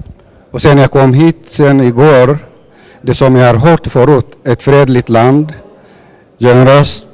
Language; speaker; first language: Swedish; non-native, fluent; Somali